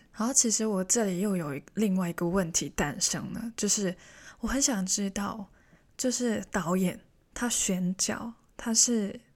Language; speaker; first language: Chinese; non-native, local second language; Cantonese